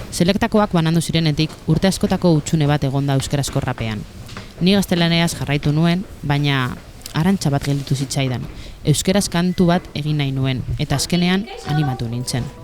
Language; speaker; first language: Basque; non-native, local second language; Spanish